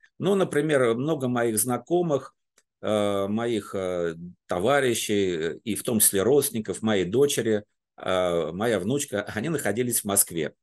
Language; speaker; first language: Russian; native; Russian